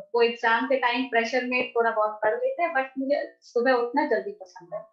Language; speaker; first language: Hindi; native; Hindi